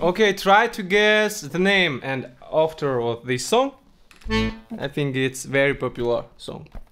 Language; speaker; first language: English; non-native, learner; Russian